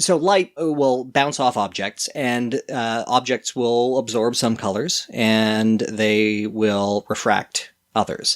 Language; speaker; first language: English; native; English